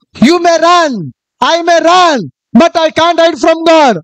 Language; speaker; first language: English; non-native, local second language; Kannada